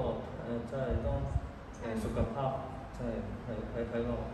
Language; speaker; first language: Thai; non-native, learner; Cantonese